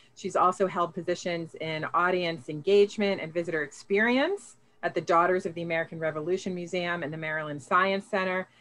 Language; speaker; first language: English; native; English